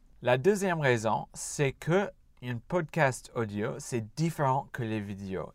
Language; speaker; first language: French; non-native, fluent; English